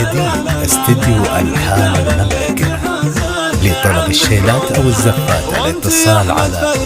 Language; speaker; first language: Arabic; native; Arabic